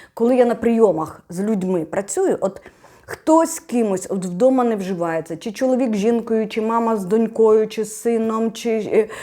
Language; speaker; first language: Ukrainian; non-native, local second language; Russian